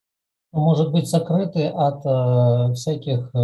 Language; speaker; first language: Russian; native; Russian